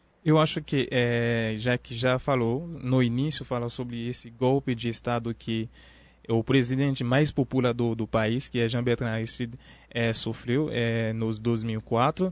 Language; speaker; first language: Portuguese; non-native, fluent; Haitian Creole